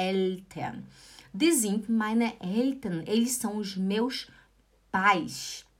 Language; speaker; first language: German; non-native, fluent; Portuguese